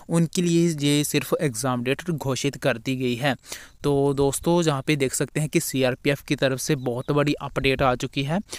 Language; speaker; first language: Hindi; non-native, local second language; Punjabi